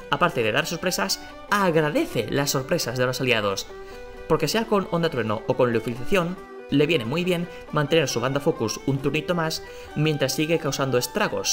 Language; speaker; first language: Spanish; native; Spanish